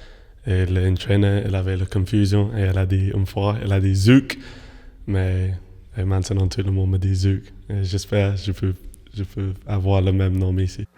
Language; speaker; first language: French; non-native, fluent; English